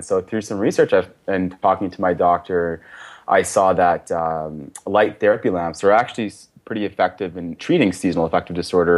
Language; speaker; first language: English; native; English